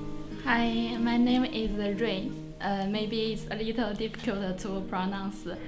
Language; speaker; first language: English; non-native, learner; Chinese